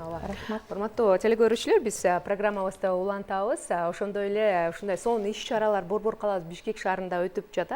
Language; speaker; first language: Kyrgyz; native; Kyrgyz